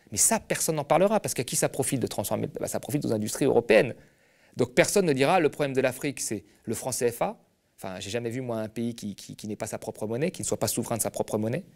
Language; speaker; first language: French; native; French